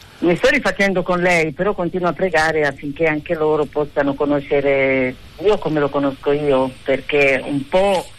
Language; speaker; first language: Italian; non-native, fluent; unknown